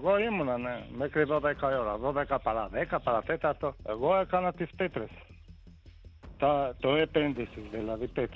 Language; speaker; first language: Greek; non-native, learner; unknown